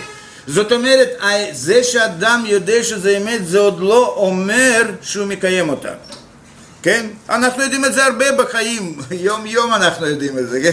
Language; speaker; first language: Hebrew; non-native, fluent; Russian